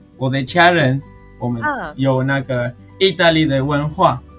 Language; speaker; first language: Chinese; non-native, learner; Spanish